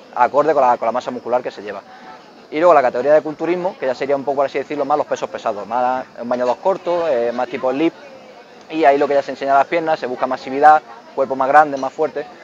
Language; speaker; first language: Spanish; native; Spanish